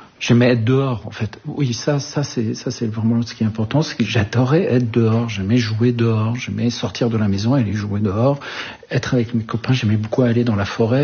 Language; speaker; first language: French; early bilingual, other home language; Arabic